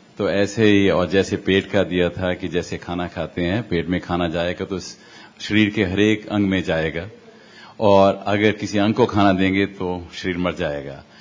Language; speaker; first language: Hindi; non-native, local second language; Punjabi